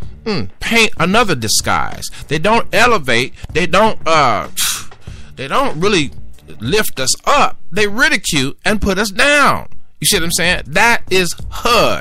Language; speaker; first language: English; native; English